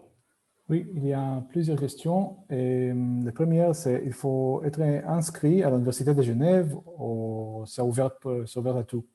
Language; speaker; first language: French; non-native, fluent; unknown